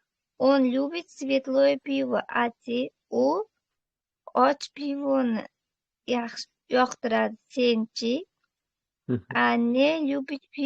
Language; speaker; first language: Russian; non-native, learner; Uzbek